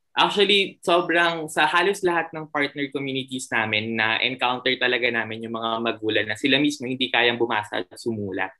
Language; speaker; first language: Filipino; non-native, local second language; Cebuano